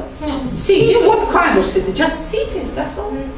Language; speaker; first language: English; non-native, fluent; Azerbaijani